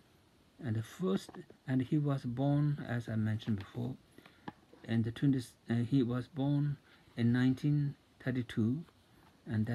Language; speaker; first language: English; non-native, fluent; Tibetan